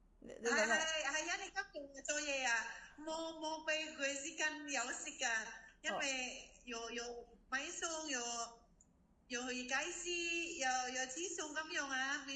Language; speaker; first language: Cantonese; non-native, learner; Indonesian